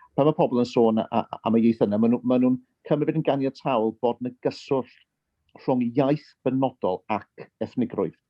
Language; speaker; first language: Welsh; early bilingual, heritage; Welsh